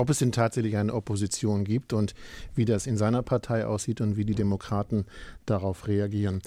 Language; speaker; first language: German; native; German